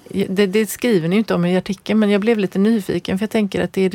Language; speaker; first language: Swedish; native; Swedish